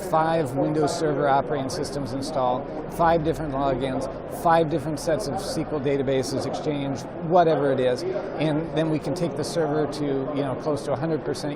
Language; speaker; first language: English; native; English